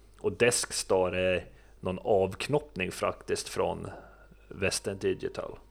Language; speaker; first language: Swedish; native; Swedish